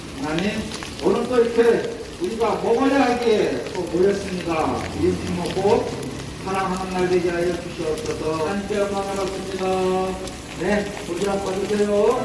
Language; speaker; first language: Korean; native; Korean